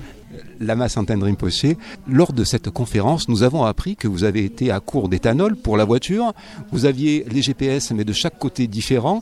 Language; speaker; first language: French; native; French